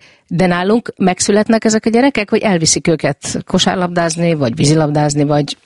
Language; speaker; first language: Hungarian; native; Hungarian